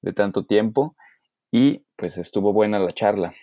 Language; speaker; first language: Spanish; native; Spanish